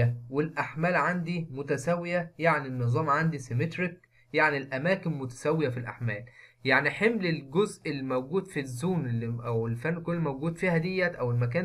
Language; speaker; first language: Arabic; native; Arabic